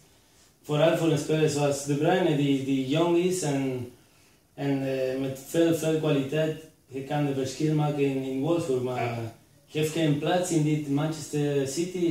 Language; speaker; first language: Dutch; non-native, fluent; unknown